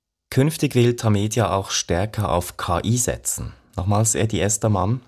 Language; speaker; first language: German; native; German